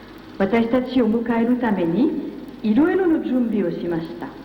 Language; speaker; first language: Japanese; non-native, fluent; French